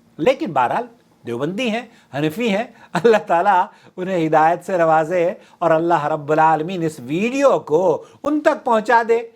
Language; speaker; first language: Urdu; native; Urdu